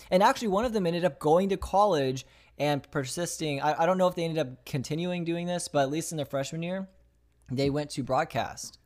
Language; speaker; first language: English; native; English